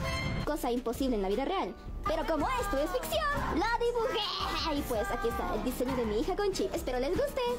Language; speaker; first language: Spanish; native; Spanish